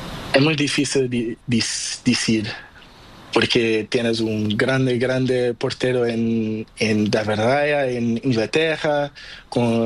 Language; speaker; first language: Spanish; non-native, learner; Portuguese